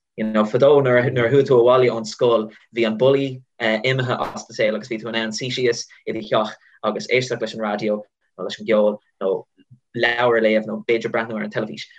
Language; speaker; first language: Irish; native; Irish